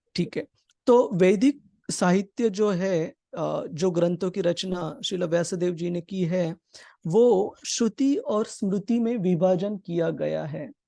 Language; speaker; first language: Hindi; non-native, local second language; Marathi